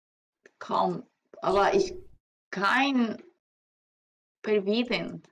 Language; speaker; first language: German; non-native, learner; Spanish